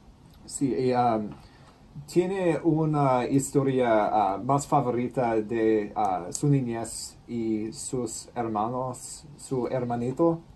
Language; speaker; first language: Spanish; non-native, learner; English